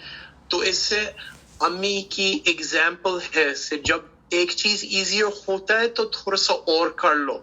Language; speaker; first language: Hindi; early bilingual, heritage; Hindi